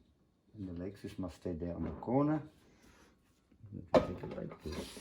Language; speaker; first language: English; non-native, learner; Swedish